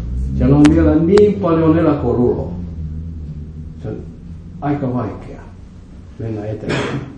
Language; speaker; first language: Finnish; non-native, fluent; French